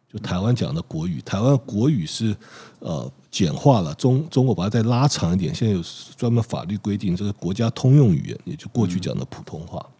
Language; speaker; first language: Chinese; native; Chinese